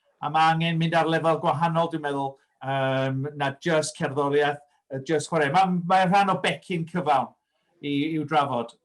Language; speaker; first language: Welsh; early bilingual, heritage; Welsh